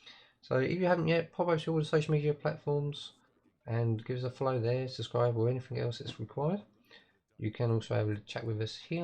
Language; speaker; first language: English; native; English